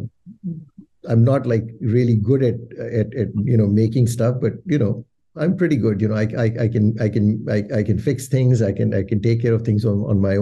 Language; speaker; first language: English; non-native, local second language; Urdu